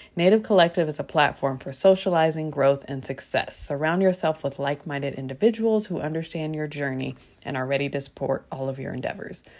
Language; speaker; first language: English; native; English